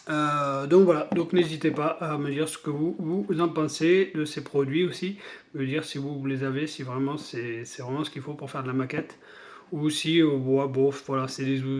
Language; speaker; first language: French; native; French